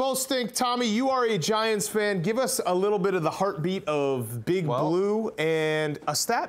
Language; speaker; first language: English; native; English